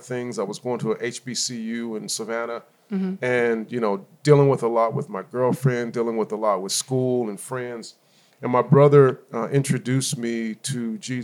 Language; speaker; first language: English; native; English